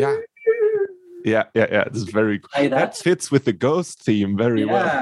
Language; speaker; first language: English; non-native, fluent; German